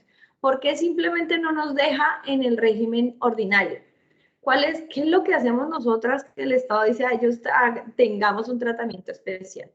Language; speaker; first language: Spanish; native; Spanish